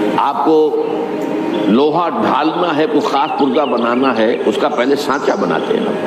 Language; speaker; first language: Urdu; native; Urdu